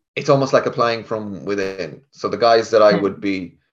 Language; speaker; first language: English; native; English